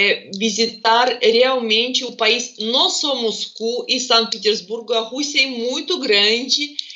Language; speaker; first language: Portuguese; non-native, fluent; Russian